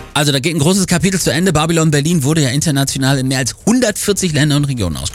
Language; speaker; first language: German; native; German